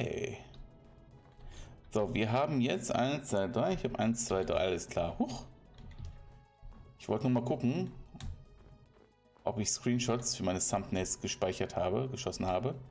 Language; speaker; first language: German; native; German